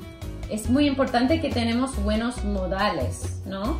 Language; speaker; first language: Spanish; non-native, fluent; English